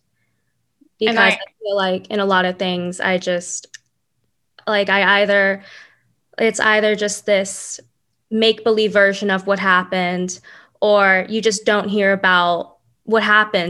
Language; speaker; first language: English; native; English